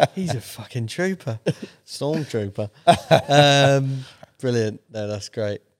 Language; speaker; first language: English; native; English